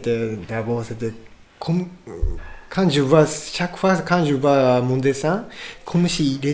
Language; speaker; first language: French; non-native, fluent; Japanese